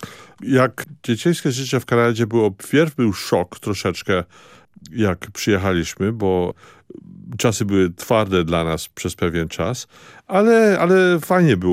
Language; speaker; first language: Polish; early bilingual, heritage; Polish